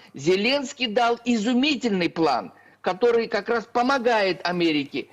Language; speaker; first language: Russian; native; Russian